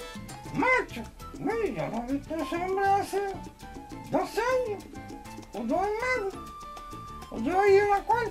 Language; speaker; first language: Spanish; early bilingual, heritage; Spanish